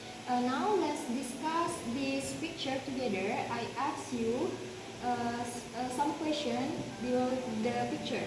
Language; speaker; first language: English; non-native, learner; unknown